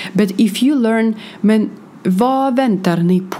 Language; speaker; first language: Swedish; non-native, fluent; Ukrainian